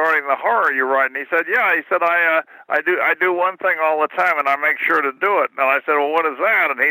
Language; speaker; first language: English; native; English